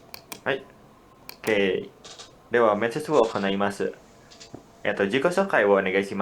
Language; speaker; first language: Japanese; non-native, learner; Indonesian